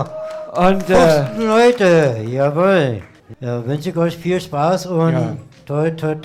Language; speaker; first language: German; native; German